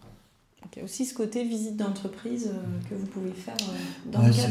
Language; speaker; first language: French; native; French